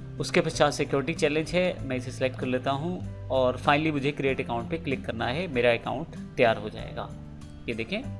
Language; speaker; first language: Hindi; native; Hindi